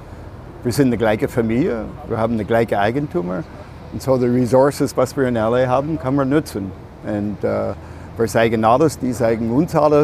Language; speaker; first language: German; non-native, fluent; English